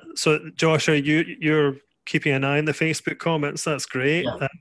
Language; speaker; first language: English; native; English